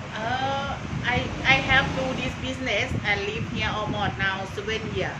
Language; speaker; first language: English; non-native, fluent; Thai